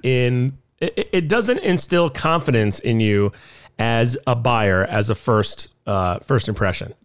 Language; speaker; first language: English; native; English